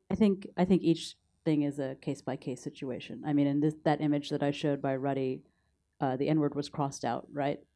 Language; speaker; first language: English; native; English